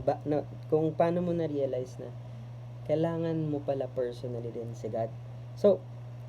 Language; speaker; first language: Filipino; native; Filipino